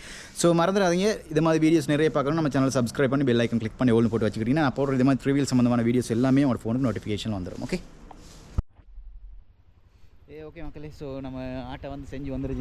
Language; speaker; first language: Tamil; native; Tamil